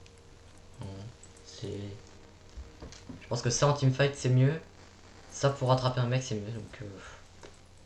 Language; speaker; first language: French; native; French